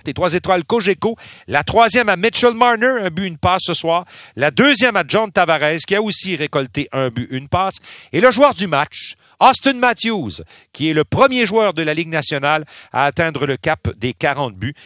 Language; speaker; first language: French; native; French